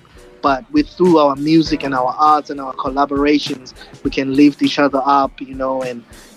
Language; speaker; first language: English; non-native, local second language; Zulu